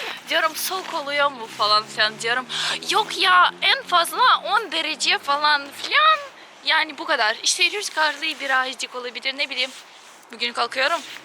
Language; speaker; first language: Turkish; non-native, fluent; Russian